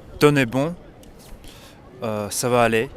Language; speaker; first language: French; non-native, fluent; Russian